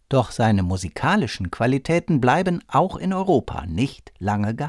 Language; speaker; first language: German; native; German